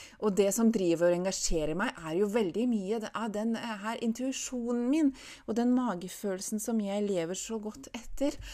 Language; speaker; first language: Norwegian; non-native, fluent; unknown